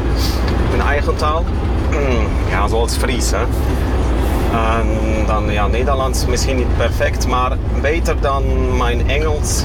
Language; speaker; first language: Dutch; non-native, fluent; Kashubian